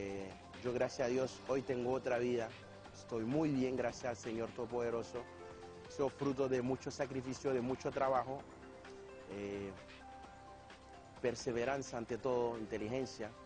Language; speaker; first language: Spanish; non-native, fluent; Haitian Creole